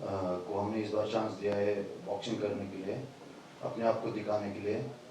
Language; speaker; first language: Hindi; non-native, fluent; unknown